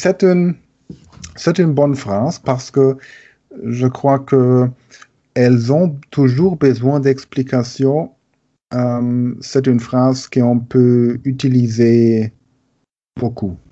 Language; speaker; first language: French; non-native, learner; German